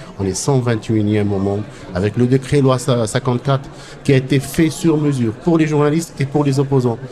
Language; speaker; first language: French; non-native, local second language; Arabic